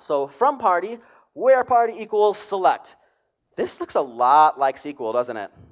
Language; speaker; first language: English; native; English